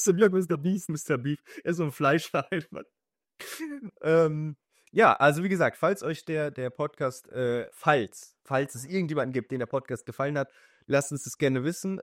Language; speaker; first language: German; native; German